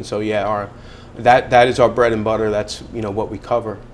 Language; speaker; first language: English; native; English